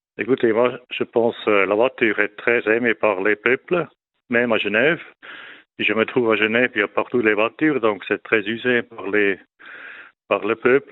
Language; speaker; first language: French; non-native, local second language; German